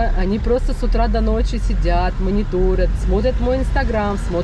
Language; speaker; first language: Russian; native; Russian